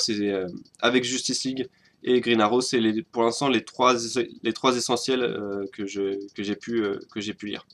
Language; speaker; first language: French; native; French